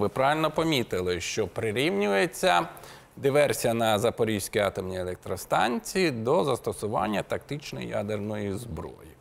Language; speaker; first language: Ukrainian; native; Ukrainian